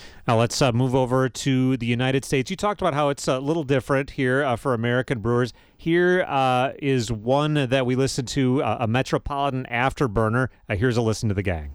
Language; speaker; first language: English; native; English